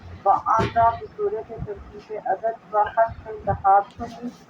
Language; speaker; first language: Persian; non-native, learner; Urdu